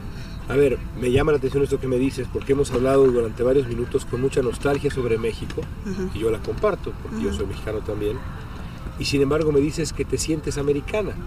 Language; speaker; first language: Spanish; native; Spanish